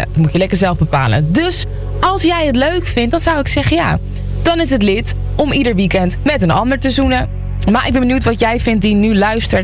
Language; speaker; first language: Dutch; native; Dutch